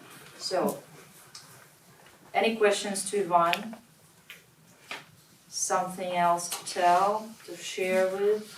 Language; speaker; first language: English; non-native, learner; Russian